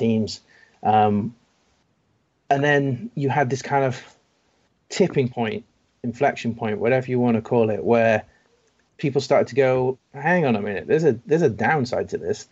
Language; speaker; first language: English; native; English